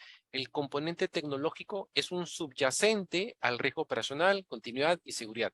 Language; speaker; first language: Spanish; native; Spanish